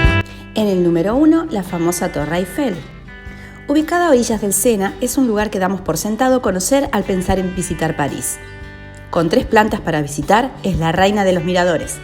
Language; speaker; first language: Spanish; native; Spanish